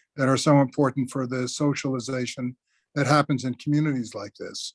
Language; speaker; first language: English; native; English